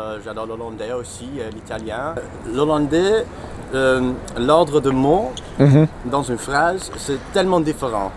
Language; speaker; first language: French; non-native, fluent; English